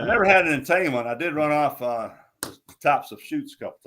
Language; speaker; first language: English; native; English